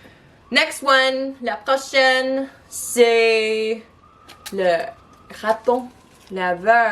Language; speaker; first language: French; non-native, local second language; English